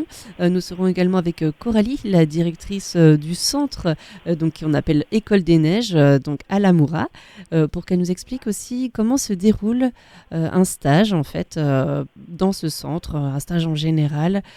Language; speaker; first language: French; native; French